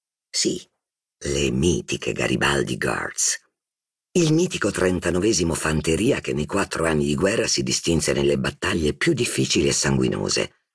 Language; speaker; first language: Italian; native; Italian